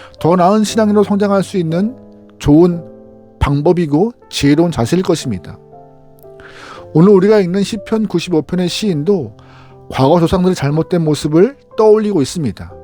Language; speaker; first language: Korean; native; Korean